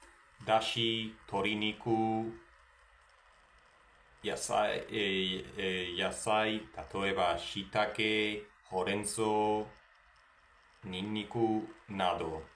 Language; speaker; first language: Japanese; non-native, learner; Spanish